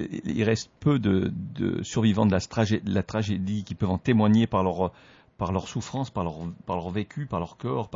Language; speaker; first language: French; native; French